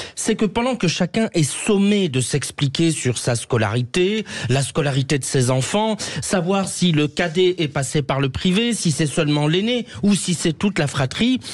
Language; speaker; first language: French; native; French